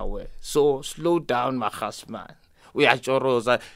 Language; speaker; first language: English; non-native, local second language; Zulu